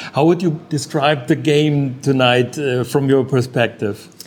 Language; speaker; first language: English; non-native, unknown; German